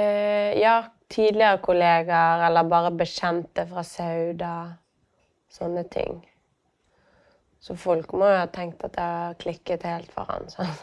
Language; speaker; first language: Norwegian; native; Norwegian